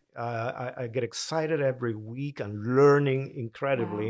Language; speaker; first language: English; non-native, fluent; Spanish